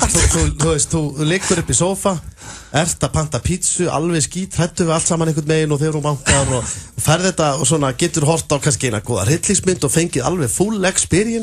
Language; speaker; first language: Icelandic; native; Icelandic